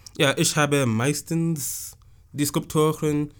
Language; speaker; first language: German; non-native, learner; English